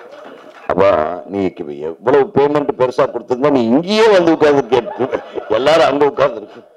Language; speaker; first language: Tamil; native; Tamil